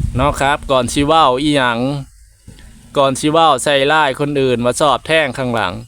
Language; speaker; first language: Lao; native; Lao